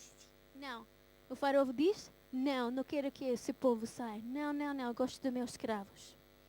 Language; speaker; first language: Portuguese; early bilingual, heritage; Portuguese